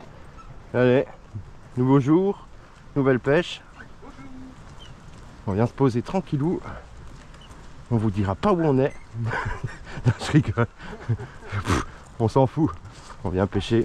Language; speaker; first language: French; native; French